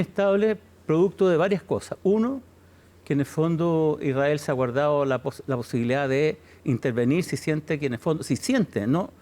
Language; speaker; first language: Spanish; native; Spanish